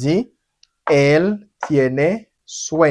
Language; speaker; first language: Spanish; non-native, fluent; Haitian Creole